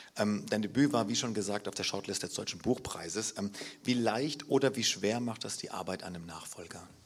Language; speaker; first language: German; native; German